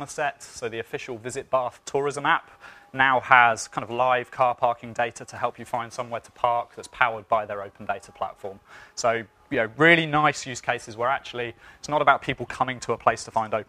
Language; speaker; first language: English; native; English